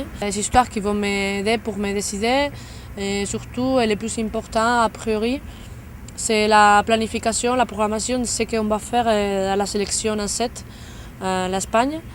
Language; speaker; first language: French; non-native, fluent; Spanish